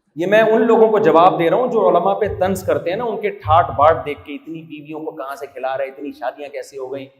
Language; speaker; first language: Urdu; native; Urdu